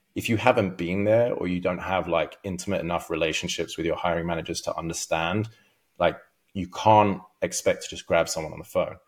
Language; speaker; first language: English; native; English